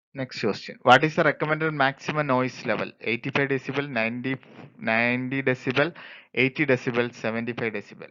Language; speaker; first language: English; non-native, local second language; Malayalam